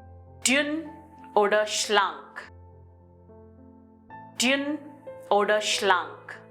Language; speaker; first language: German; non-native, fluent; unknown